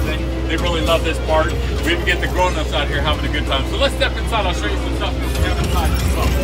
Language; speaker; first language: English; native; English